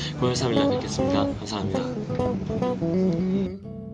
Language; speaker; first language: Korean; native; Korean